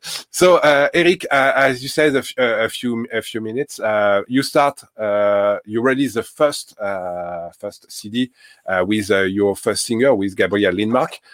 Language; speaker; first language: English; non-native, learner; French